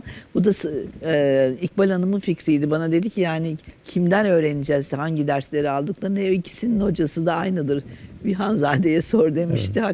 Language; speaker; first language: Turkish; native; Turkish